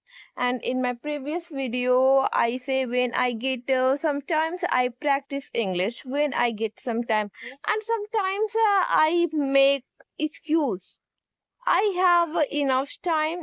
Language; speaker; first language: English; non-native, learner; Hindi